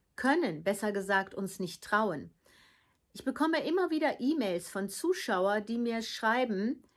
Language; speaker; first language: German; early bilingual, heritage; Dutch